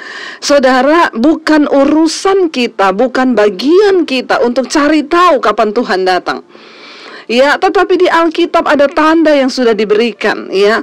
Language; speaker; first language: Indonesian; native; Indonesian